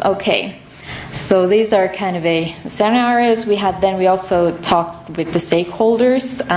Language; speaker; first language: English; non-native, fluent; Finnish